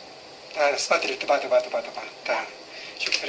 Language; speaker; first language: Russian; non-native, learner; Korean